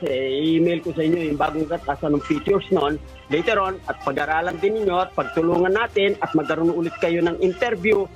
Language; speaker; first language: Filipino; non-native, local second language; Pampanga